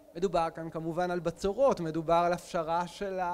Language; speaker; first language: Hebrew; native; Hebrew